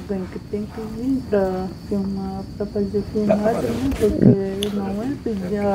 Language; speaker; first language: Portuguese; non-native, local second language; Guarani